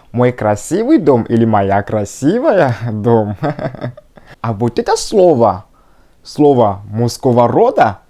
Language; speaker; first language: Russian; non-native, fluent; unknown